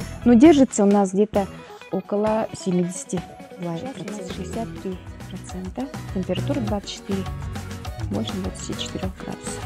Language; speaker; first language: Russian; native; Russian